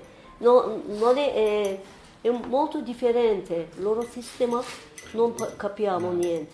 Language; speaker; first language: Italian; non-native, learner; Turkish